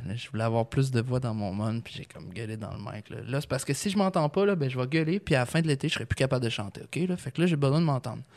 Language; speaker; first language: French; native; French